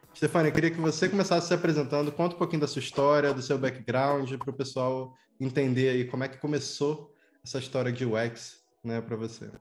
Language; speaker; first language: Portuguese; native; Portuguese